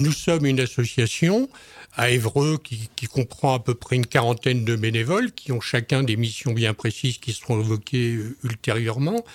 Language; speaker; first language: French; native; French